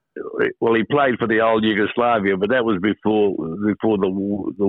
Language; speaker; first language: English; native; English